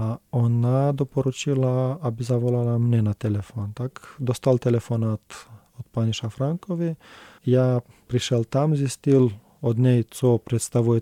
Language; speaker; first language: Czech; non-native, learner; Romanian